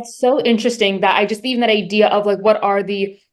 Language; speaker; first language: English; native; English